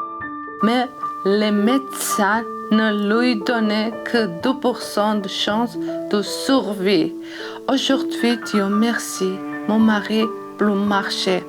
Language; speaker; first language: French; non-native, learner; Georgian